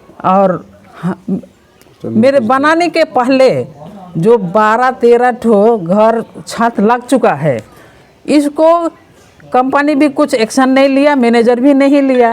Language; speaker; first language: Hindi; non-native, local second language; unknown